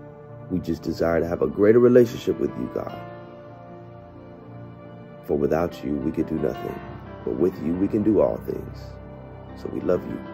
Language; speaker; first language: English; native; English